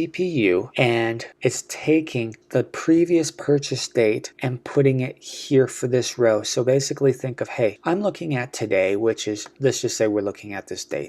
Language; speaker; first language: English; native; English